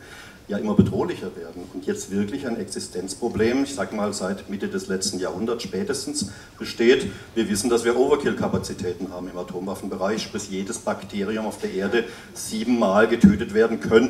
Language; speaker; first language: German; native; German